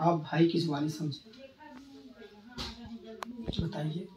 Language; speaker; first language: Hindi; native; Hindi